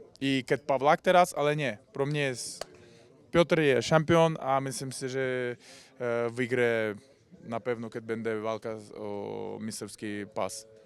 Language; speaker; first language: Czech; non-native, learner; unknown